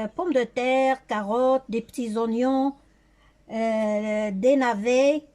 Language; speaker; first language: French; non-native, local second language; Arabic